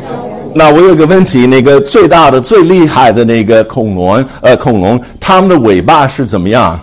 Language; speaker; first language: Chinese; non-native, fluent; English